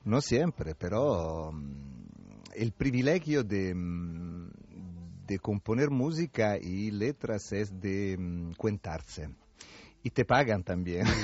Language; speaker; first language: Spanish; non-native, fluent; Italian